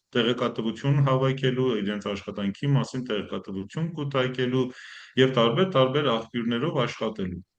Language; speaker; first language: Armenian; early bilingual, heritage; Armenian